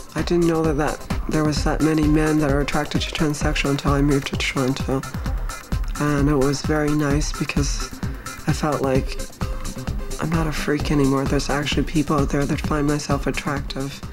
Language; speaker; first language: English; early bilingual, other home language; Vietnamese